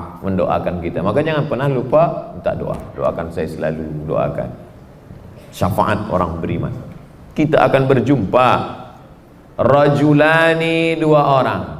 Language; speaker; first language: Malay; non-native, fluent; Indonesian